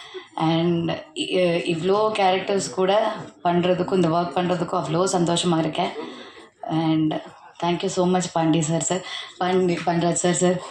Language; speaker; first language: Tamil; non-native, learner; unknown